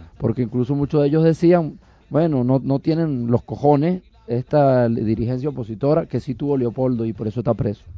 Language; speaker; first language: Spanish; native; Spanish